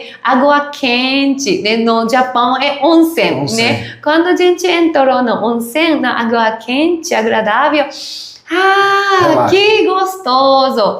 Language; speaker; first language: Portuguese; non-native, learner; Japanese